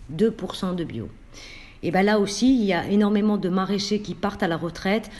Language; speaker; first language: French; native; French